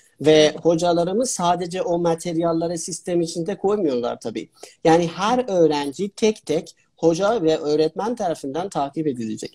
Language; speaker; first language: Turkish; non-native, fluent; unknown